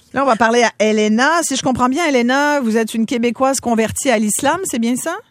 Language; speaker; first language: French; native; French